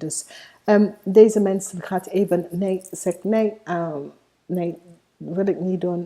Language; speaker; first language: Dutch; non-native, fluent; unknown